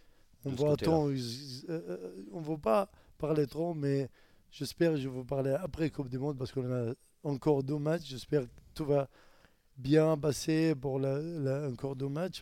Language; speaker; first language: French; non-native, learner; Arabic